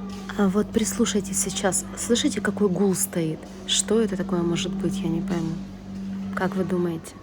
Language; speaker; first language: Russian; native; Russian